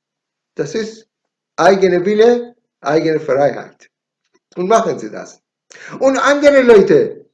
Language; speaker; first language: German; non-native, learner; Persian